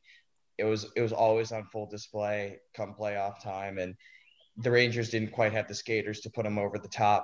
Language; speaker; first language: English; native; English